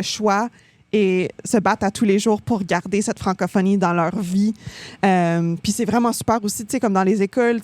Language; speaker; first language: French; native; French